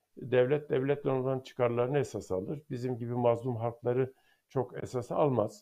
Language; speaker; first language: Turkish; non-native, local second language; Zaza